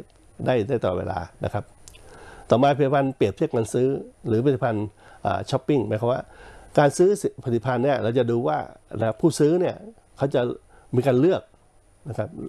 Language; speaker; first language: Thai; native; Thai